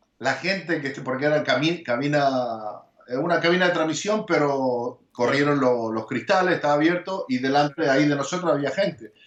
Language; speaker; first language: Spanish; early bilingual, heritage; Spanish